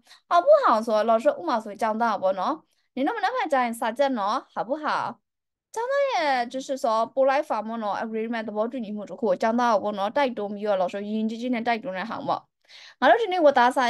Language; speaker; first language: Chinese; native; Chinese